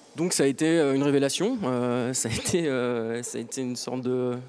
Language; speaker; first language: French; native; French